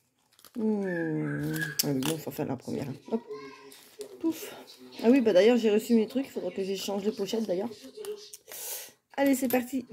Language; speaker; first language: French; native; French